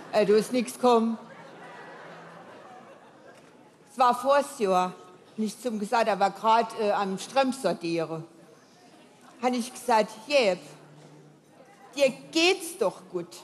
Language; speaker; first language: German; native; German